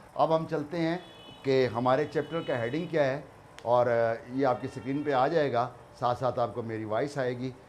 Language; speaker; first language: Urdu; non-native, local second language; Punjabi